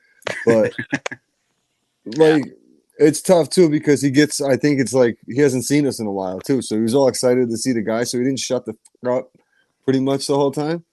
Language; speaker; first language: English; native; English